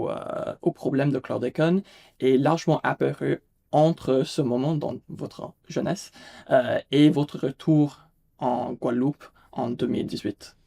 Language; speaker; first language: French; non-native, fluent; English